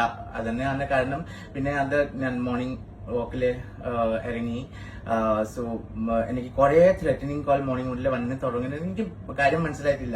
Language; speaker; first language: Malayalam; non-native, fluent; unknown